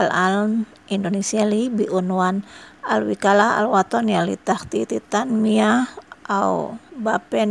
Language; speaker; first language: Arabic; non-native, fluent; Indonesian